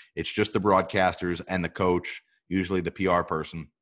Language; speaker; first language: English; native; English